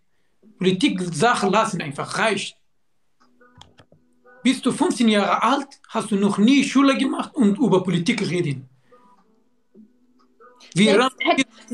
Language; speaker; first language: German; non-native, learner; Arabic